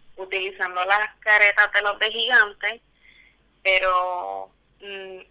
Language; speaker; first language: Spanish; native; Spanish